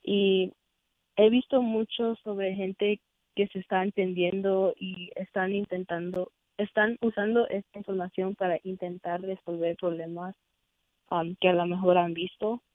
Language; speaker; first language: Spanish; early bilingual, heritage; Spanish